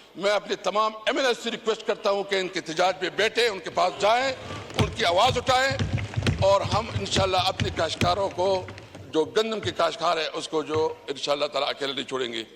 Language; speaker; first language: Urdu; non-native, local second language; Pashto